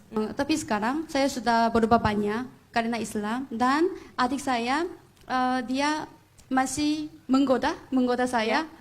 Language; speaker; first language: Indonesian; non-native, fluent; Korean